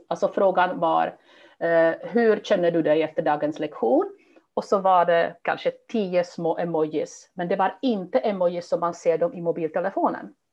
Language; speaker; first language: Swedish; non-native, fluent; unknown